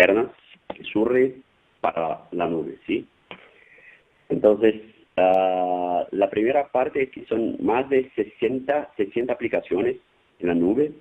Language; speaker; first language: Spanish; non-native, fluent; Portuguese